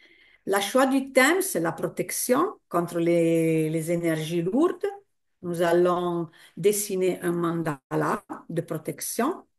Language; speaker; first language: French; non-native, fluent; Italian